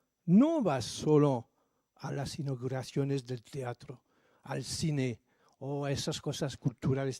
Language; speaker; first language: Spanish; non-native, fluent; French